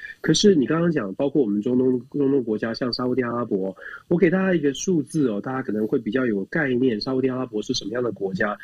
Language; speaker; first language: Chinese; native; Chinese